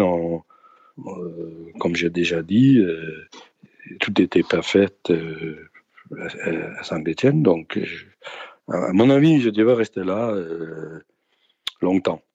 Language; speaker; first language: French; non-native, fluent; Danish